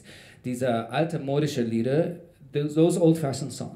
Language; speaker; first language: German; non-native, learner; Spanish